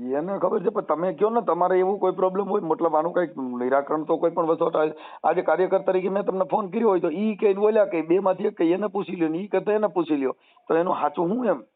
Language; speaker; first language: Gujarati; native; Gujarati